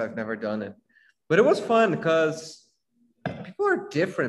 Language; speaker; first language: English; non-native, fluent; Portuguese